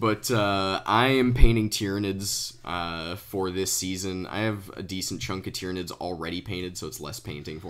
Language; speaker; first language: English; native; English